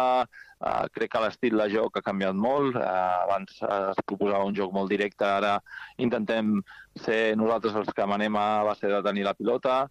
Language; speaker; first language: Catalan; native; Catalan